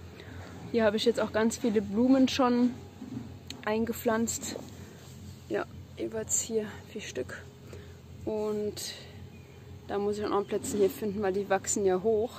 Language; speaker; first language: German; native; German